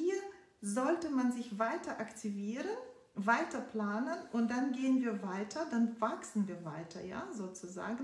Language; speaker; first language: German; non-native, fluent; Russian